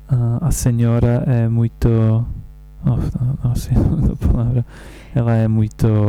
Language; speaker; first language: Portuguese; non-native, learner; English